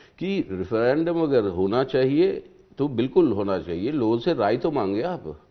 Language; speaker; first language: Hindi; non-native, local second language; Telugu